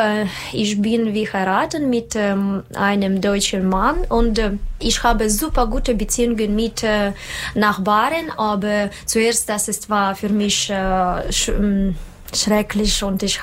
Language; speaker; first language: German; non-native, learner; Russian